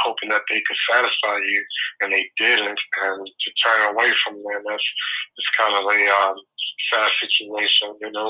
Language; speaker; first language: English; native; English